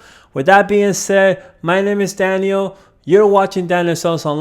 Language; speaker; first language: English; native; English